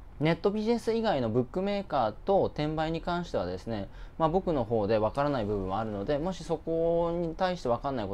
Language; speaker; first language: Japanese; native; Japanese